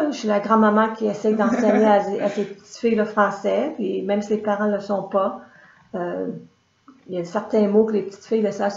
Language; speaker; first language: French; native; French